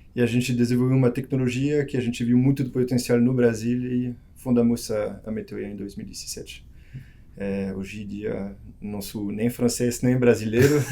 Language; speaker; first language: Portuguese; non-native, fluent; French